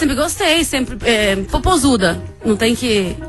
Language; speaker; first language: Portuguese; native; Portuguese